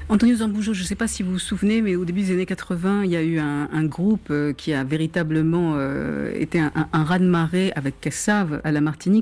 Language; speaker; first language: French; native; French